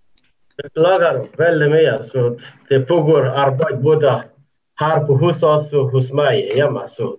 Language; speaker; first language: Norwegian; non-native, fluent; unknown